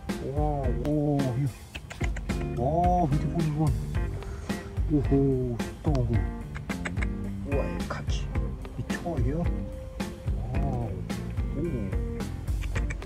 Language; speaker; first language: English; non-native, learner; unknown